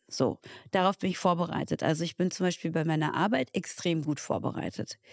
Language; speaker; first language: German; early bilingual, other home language; Tigrinya